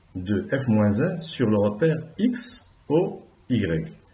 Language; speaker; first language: French; non-native, local second language; Arabic